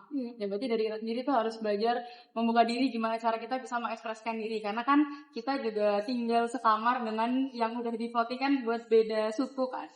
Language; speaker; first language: Indonesian; native; Indonesian